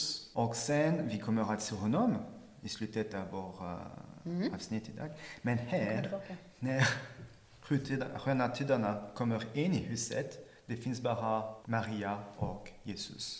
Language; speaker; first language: Swedish; non-native, fluent; French